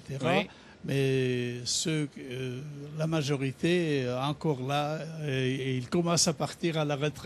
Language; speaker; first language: French; non-native, fluent; Serbian